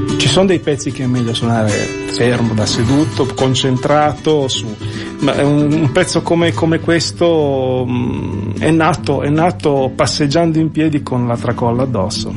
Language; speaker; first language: Italian; native; Italian